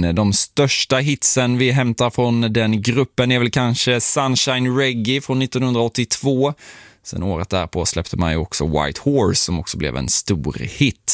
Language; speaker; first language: Swedish; native; Swedish